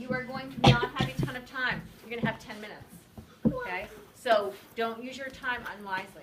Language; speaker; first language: English; native; English